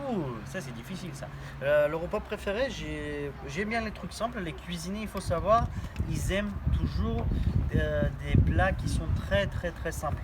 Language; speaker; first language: French; non-native, fluent; Bulgarian